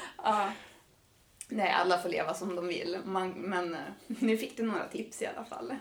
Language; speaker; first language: Swedish; native; Swedish